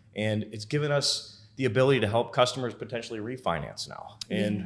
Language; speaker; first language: English; native; English